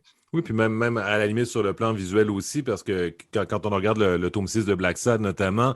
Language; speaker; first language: French; native; French